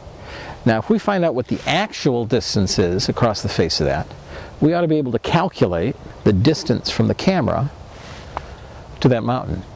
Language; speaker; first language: English; native; English